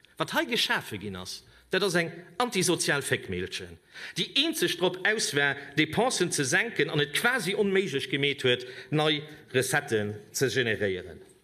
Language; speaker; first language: Luxembourgish; native; Luxembourgish